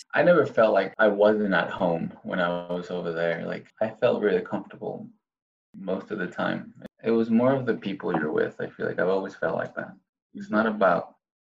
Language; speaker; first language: English; non-native, fluent; Spanish